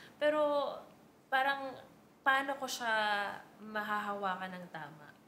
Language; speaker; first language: Filipino; native; Filipino